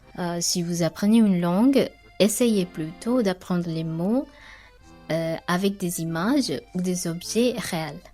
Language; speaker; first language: French; non-native, fluent; Sinhala